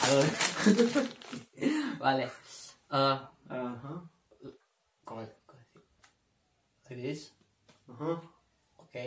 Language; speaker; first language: Spanish; non-native, learner; Serbian